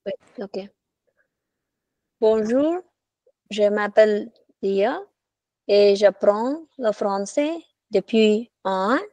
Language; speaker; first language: French; non-native, learner; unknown